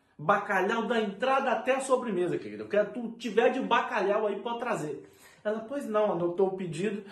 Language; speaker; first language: Portuguese; native; Portuguese